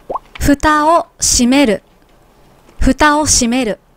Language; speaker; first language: Japanese; native; Japanese